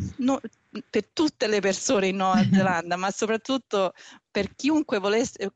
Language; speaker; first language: Italian; native; Italian